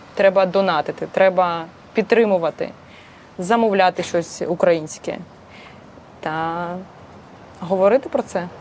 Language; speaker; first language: Ukrainian; non-native, local second language; Russian